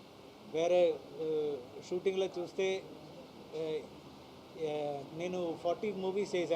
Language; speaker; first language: Telugu; non-native, fluent; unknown